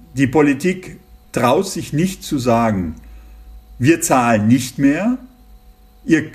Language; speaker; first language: German; native; German